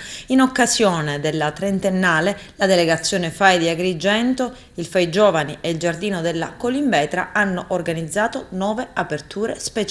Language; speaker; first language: Italian; native; Italian